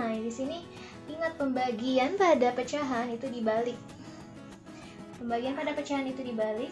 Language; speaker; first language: Indonesian; native; Indonesian